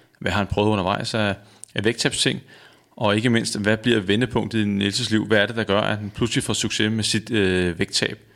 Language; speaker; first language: Danish; native; Danish